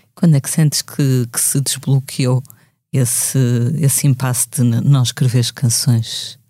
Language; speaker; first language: Portuguese; native; Portuguese